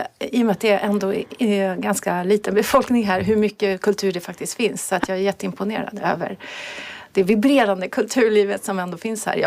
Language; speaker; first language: Swedish; native; Swedish